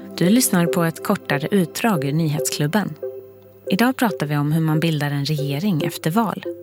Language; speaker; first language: Swedish; native; Swedish